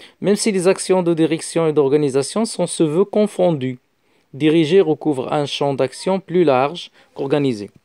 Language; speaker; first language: French; non-native, local second language; Arabic